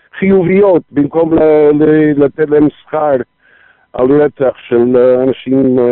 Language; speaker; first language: Hebrew; non-native, fluent; English